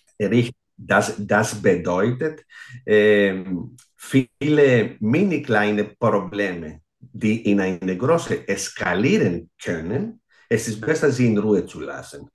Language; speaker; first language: German; non-native, fluent; Greek